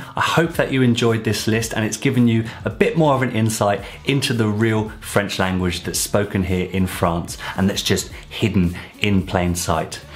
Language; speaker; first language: English; native; English